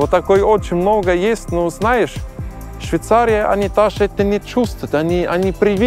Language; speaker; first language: Russian; non-native, learner; German